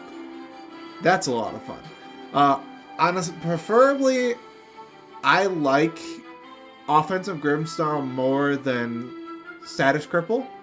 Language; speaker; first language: English; native; English